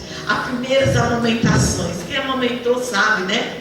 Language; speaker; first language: Portuguese; native; Portuguese